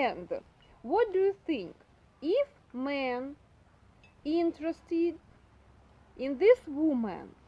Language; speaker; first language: English; non-native, learner; Russian